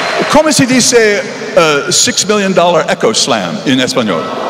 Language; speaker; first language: Spanish; non-native, learner; English